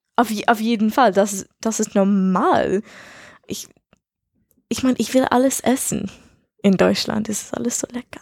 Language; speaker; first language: German; non-native, learner; English